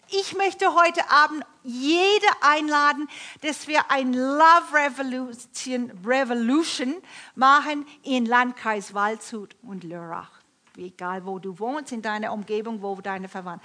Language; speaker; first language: German; non-native, fluent; English